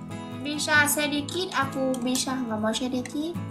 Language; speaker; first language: Indonesian; non-native, learner; Vietnamese